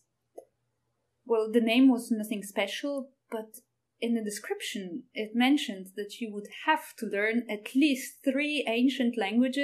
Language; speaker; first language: English; non-native, fluent; Ukrainian